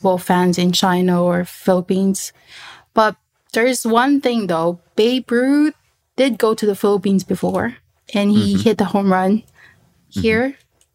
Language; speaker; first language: English; non-native, local second language; Filipino